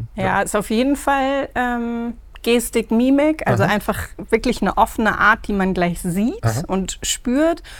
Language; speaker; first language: German; native; German